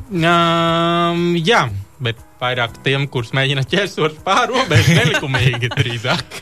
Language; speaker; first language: Latvian; non-native, fluent; Vietnamese